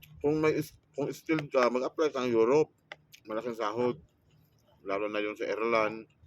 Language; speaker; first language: Filipino; non-native, local second language; Cebuano